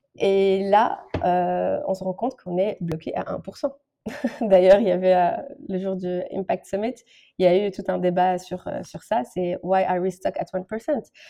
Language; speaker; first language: French; non-native, local second language; Arabic